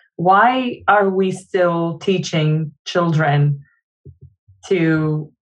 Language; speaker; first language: English; non-native, fluent; Arabic